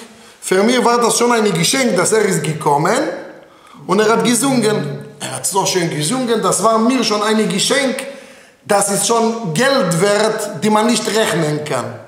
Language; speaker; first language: German; non-native, fluent; Hebrew